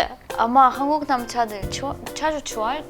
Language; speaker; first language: Korean; non-native, learner; Russian